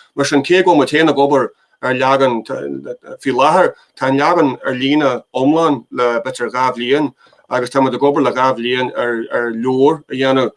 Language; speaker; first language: Irish; native; Irish